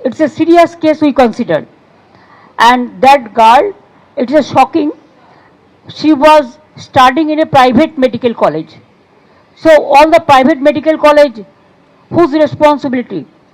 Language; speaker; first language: English; non-native, local second language; Bangla